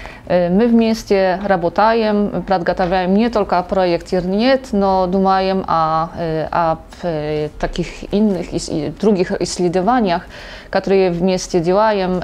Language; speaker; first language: Russian; non-native, learner; Polish